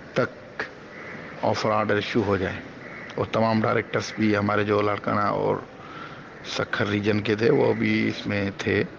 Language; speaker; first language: Urdu; non-native, local second language; Sindhi